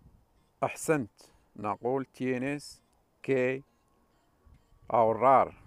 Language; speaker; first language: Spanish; non-native, fluent; Arabic